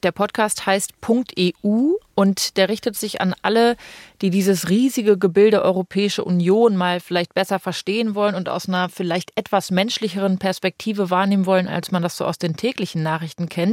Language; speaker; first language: German; native; German